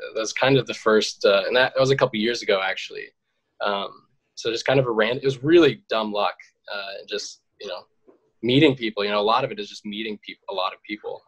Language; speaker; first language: English; native; English